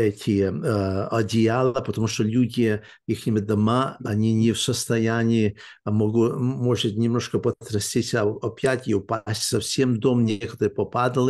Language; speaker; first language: Russian; early bilingual, heritage; English